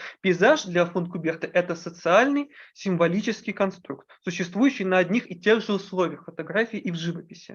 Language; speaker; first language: Russian; native; Russian